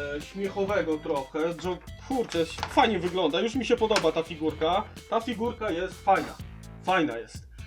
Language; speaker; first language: Polish; native; Polish